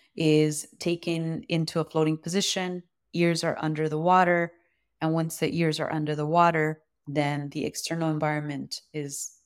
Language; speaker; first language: English; native; English